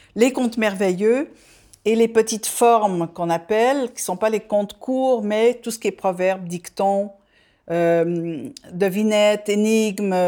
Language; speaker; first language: French; non-native, fluent; Dutch